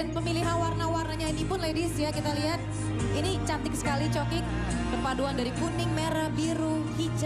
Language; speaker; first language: Indonesian; native; Indonesian